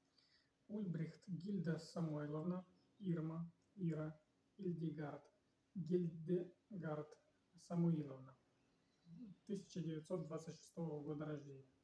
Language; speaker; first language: Russian; native; Russian